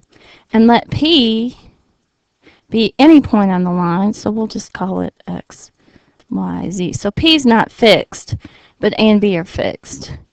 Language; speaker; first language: English; native; English